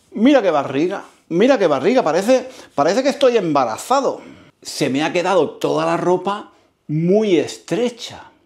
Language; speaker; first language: Spanish; native; Spanish